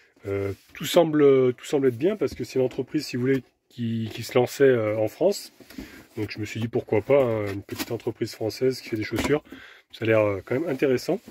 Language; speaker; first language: French; native; French